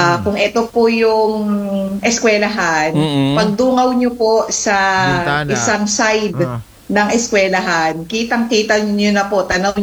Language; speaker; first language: Filipino; native; Filipino